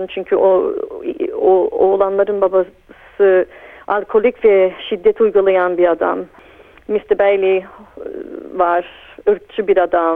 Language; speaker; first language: Turkish; early bilingual, heritage; Turkish